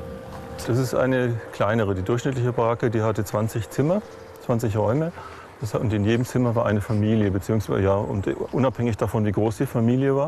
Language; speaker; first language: German; early bilingual, other home language; Estonian